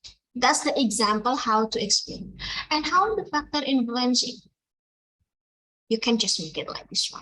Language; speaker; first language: English; non-native, fluent; Indonesian